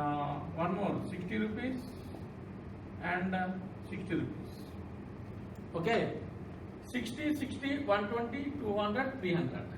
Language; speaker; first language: English; non-native, local second language; Telugu